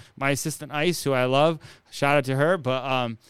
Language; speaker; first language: English; native; English